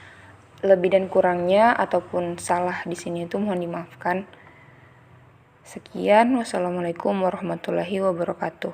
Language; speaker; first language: Indonesian; native; Indonesian